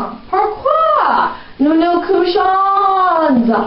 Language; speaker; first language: French; non-native, learner; English